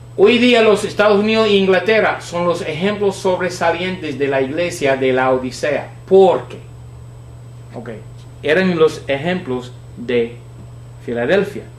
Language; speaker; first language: Spanish; non-native, fluent; English